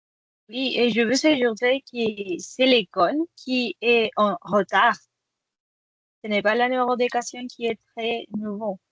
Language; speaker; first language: French; non-native, fluent; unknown